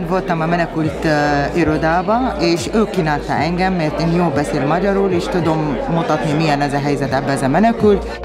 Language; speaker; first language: Hungarian; non-native, learner; Arabic